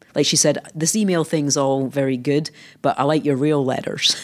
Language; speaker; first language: English; native; English